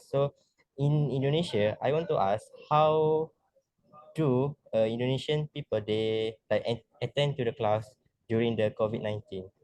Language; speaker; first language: English; non-native, learner; Malay